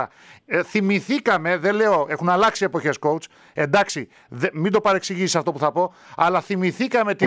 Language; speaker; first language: Greek; native; Greek